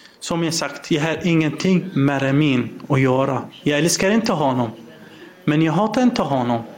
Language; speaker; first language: Swedish; non-native, fluent; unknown